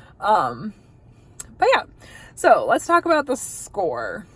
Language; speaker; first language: English; native; English